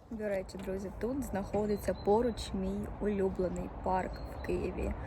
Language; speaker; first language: Ukrainian; native; Ukrainian